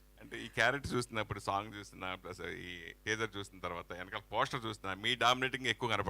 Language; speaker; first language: Telugu; native; Telugu